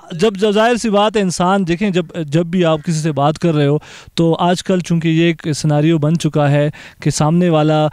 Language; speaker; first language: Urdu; non-native, local second language; Pashto